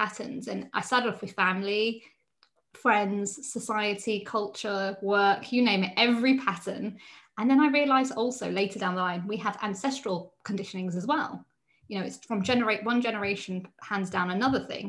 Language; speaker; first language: English; native; English